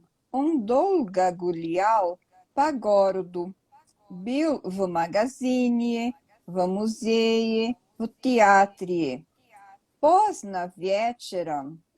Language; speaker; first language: Russian; non-native, learner; Portuguese